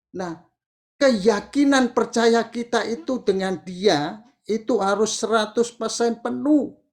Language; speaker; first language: Indonesian; native; Indonesian